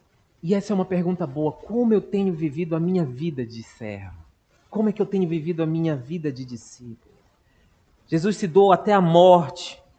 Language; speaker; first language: Portuguese; native; Portuguese